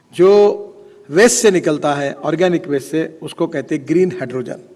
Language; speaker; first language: Hindi; non-native, local second language; Marathi